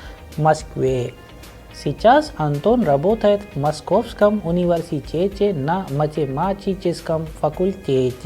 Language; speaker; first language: Russian; non-native, fluent; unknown